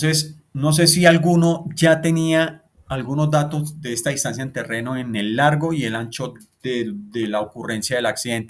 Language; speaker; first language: Spanish; native; Spanish